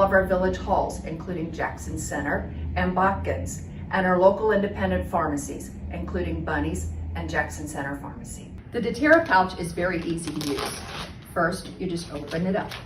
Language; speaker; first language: English; native; English